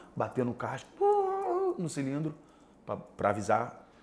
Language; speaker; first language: Portuguese; native; Portuguese